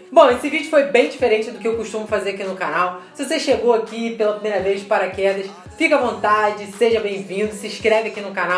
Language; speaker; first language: Portuguese; native; Portuguese